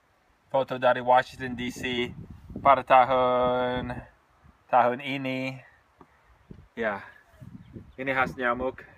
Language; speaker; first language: Indonesian; non-native, fluent; English